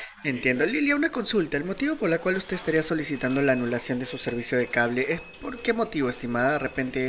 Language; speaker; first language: Spanish; native; Spanish